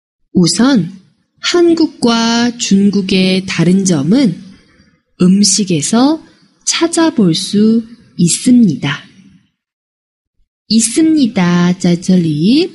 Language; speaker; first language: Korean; non-native, fluent; Chinese